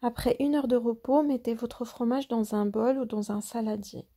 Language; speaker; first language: French; non-native, local second language; Arabic